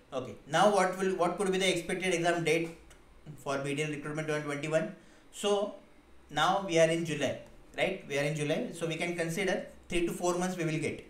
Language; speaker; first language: English; non-native, local second language; Hindi